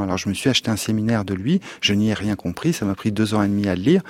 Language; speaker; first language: French; native; French